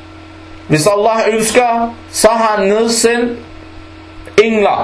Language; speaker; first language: Danish; non-native, fluent; Arabic